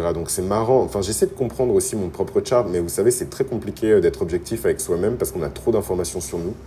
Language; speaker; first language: French; early bilingual, other home language; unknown